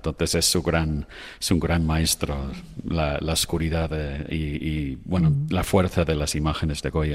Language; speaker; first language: Spanish; non-native, fluent; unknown